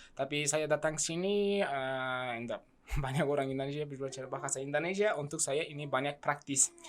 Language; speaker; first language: Indonesian; non-native, learner; Kazakh